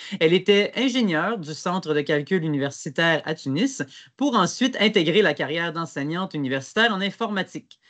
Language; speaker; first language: French; native; French